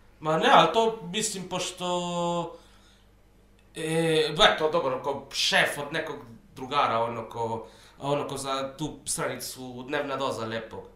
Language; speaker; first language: Serbian; non-native, fluent; Spanish